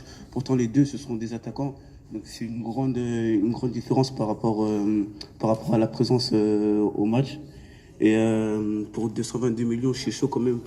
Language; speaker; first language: French; native; French